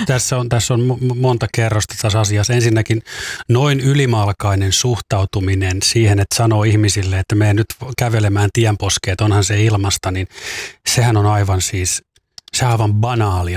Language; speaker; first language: Finnish; native; Finnish